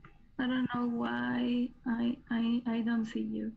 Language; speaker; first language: English; non-native, learner; Spanish